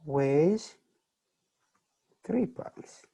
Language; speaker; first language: English; non-native, fluent; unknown